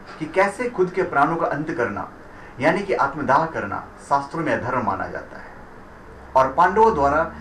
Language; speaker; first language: Hindi; native; Hindi